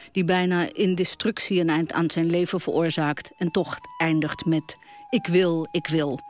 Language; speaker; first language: Dutch; native; Dutch